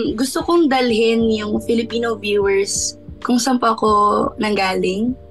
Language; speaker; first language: Filipino; non-native, local second language; Cebuano